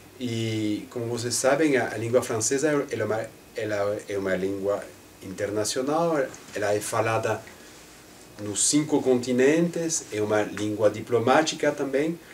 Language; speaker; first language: Portuguese; non-native, fluent; French